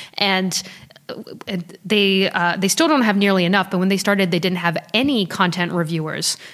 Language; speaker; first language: English; early bilingual, other home language; French